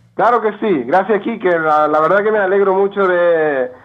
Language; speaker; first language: Spanish; native; Spanish